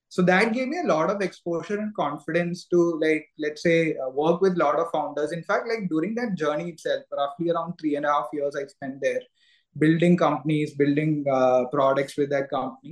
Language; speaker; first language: English; non-native, local second language; Malayalam